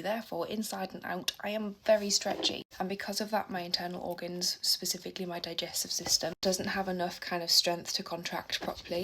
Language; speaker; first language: English; native; English